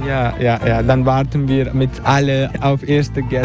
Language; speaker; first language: German; non-native, learner; Turkish